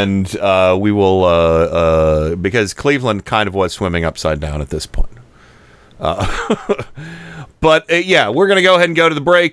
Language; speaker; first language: English; native; English